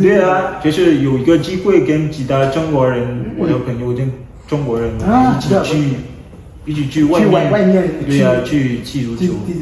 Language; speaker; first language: Chinese; non-native, learner; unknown